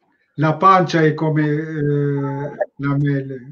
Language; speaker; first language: Italian; non-native, learner; Turkish